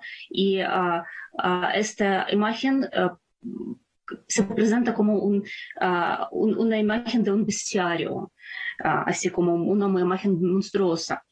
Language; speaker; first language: Spanish; non-native, fluent; Ukrainian